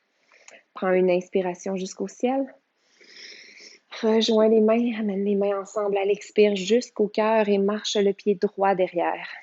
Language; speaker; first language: French; native; French